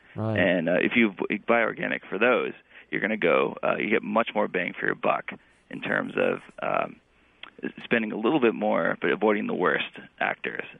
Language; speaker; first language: English; native; English